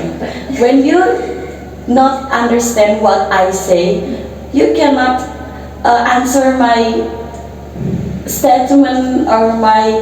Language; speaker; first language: English; non-native, learner; Indonesian